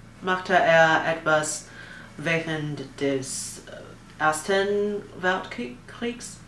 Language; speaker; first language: German; non-native, learner; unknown